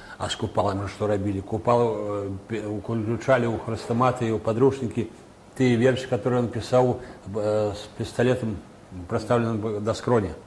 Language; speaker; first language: Belarusian; native; Belarusian